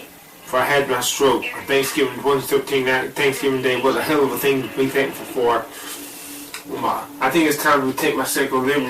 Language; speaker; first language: English; native; English